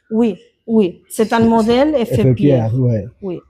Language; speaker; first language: French; non-native, learner; Spanish